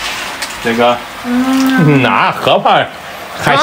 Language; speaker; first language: Chinese; native; Chinese